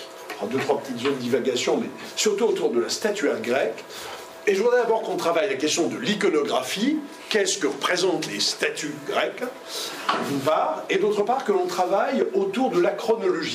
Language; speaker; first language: French; native; French